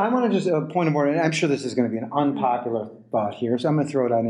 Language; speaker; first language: English; native; English